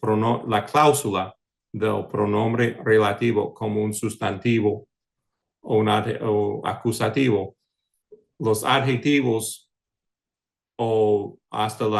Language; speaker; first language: Spanish; early bilingual, heritage; English